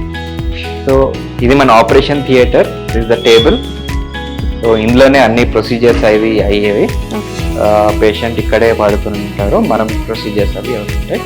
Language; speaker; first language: Telugu; native; Telugu